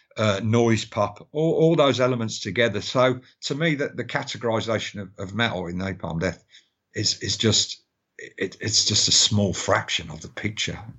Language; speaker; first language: English; native; English